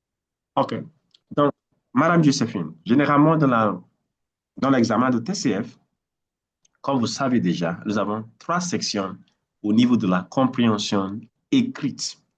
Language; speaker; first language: French; non-native, fluent; English